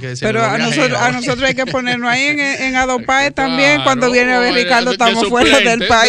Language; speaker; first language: Spanish; native; Spanish